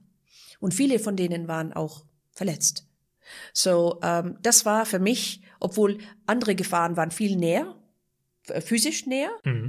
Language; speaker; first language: German; non-native, fluent; Persian